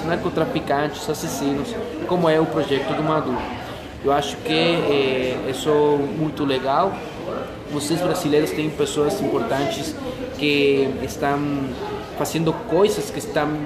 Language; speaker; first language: Portuguese; non-native, fluent; Spanish